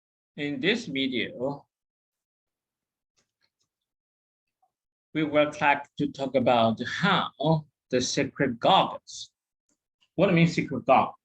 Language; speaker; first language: English; non-native, fluent; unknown